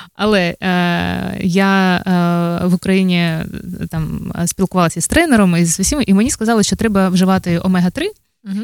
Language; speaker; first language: Ukrainian; native; Ukrainian